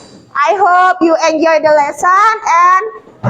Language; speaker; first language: English; non-native, fluent; Indonesian